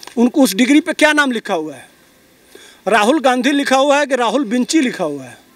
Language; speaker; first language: Hindi; native; Hindi